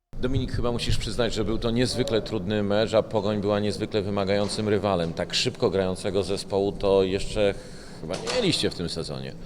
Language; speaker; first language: Polish; native; Polish